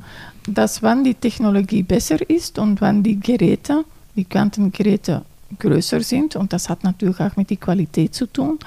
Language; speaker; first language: German; non-native, fluent; Dutch